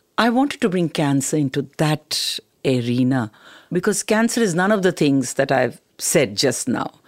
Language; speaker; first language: English; non-native, local second language; Tamil